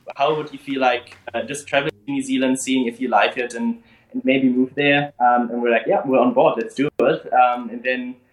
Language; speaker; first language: English; early bilingual, other home language; German